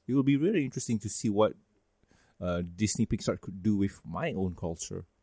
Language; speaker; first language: English; non-native, local second language; Malay